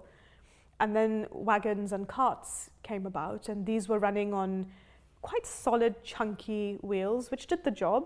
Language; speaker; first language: English; non-native, local second language; Hindi